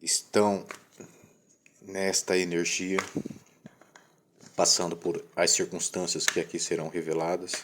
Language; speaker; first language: Portuguese; native; Portuguese